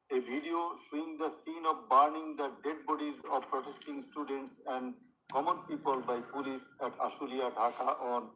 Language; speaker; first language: English; non-native, local second language; Bangla